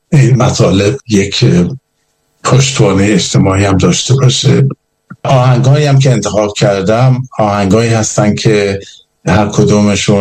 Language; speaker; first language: Persian; native; Persian